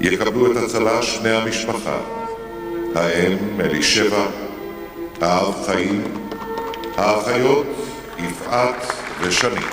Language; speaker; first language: Hebrew; native; Hebrew